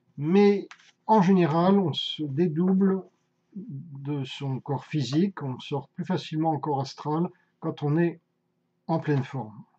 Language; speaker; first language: French; native; French